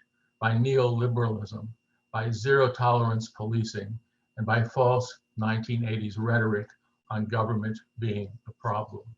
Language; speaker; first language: English; native; English